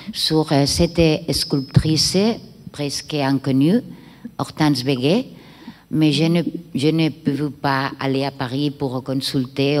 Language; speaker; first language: French; non-native, learner; Catalan